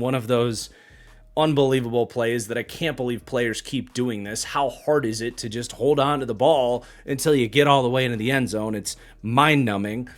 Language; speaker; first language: English; native; English